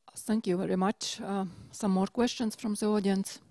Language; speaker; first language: English; non-native, fluent; Latvian